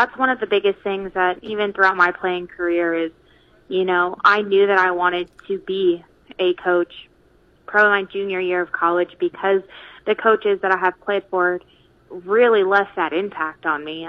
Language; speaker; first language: English; native; English